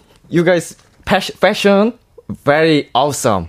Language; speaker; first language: English; non-native, learner; Korean